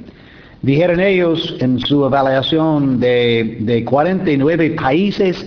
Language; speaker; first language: Spanish; non-native, fluent; English